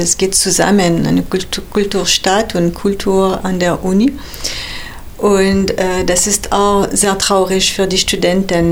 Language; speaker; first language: German; non-native, fluent; French